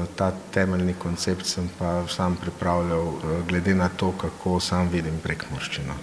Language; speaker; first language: Slovenian; native; Slovenian